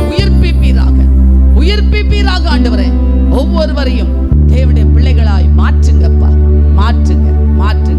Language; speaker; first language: Tamil; native; Tamil